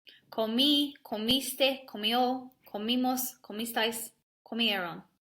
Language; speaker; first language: Spanish; non-native, learner; English